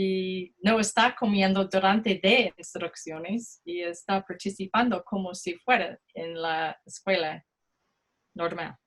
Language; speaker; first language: Spanish; non-native, fluent; English